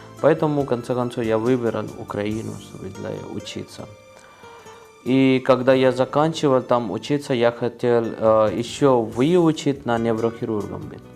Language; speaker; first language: Russian; non-native, learner; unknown